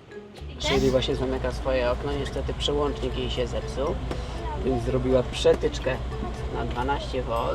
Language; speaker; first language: Polish; native; Polish